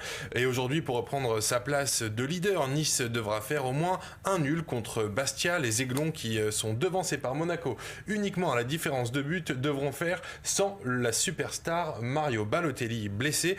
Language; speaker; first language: French; native; French